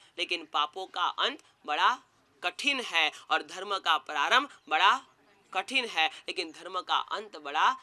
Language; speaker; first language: Hindi; non-native, local second language; Gujarati